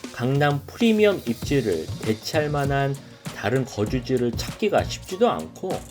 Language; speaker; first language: Korean; native; Korean